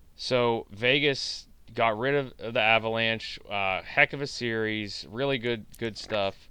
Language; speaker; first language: English; native; English